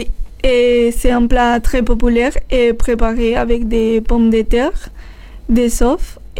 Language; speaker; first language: French; non-native, learner; Spanish